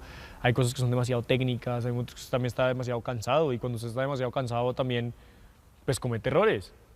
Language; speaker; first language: Spanish; native; Spanish